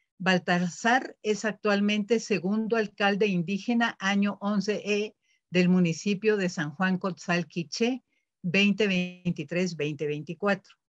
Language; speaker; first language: Spanish; native; Spanish